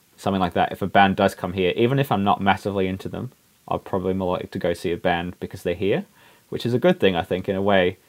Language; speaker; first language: English; native; English